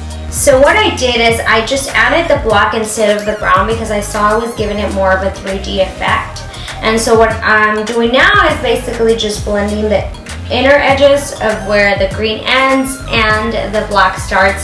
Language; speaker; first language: English; early bilingual, other home language; Spanish